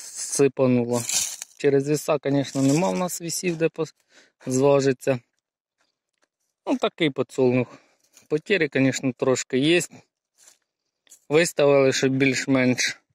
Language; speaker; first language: Ukrainian; non-native, local second language; Russian